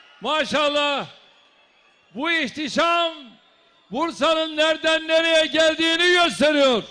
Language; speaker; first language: Turkish; native; Turkish